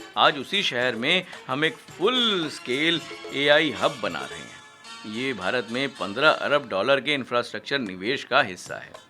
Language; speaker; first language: Hindi; native; Hindi